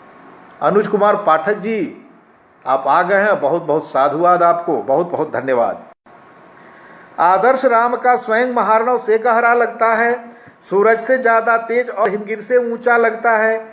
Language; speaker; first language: Hindi; native; Hindi